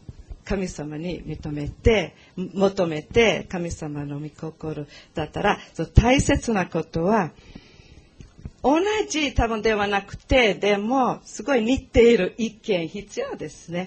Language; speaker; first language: Japanese; non-native, learner; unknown